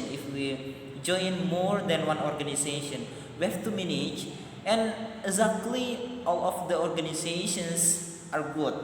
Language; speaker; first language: English; non-native, learner; Madurese